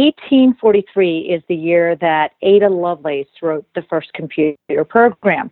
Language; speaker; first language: English; native; English